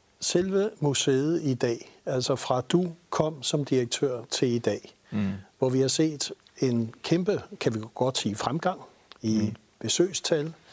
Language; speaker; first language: Danish; native; Danish